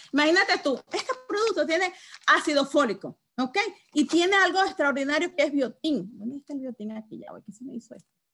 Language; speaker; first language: Spanish; native; Spanish